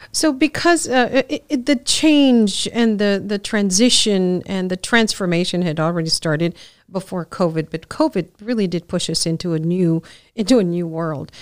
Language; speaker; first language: English; early bilingual, other home language; Spanish